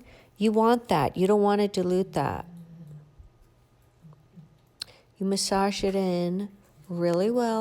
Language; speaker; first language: English; native; English